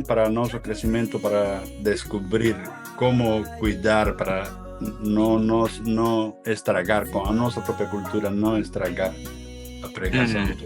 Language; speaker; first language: Portuguese; non-native, fluent; Spanish